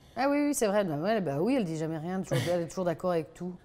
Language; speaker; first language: French; native; French